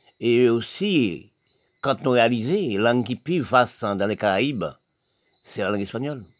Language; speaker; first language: French; non-native, local second language; Haitian Creole